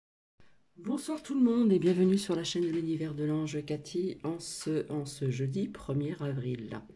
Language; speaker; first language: French; native; French